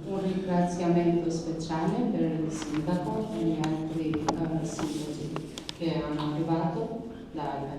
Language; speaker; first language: Italian; non-native, learner; Albanian